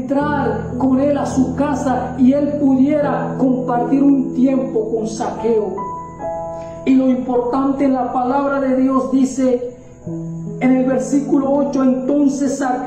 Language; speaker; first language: Spanish; native; Spanish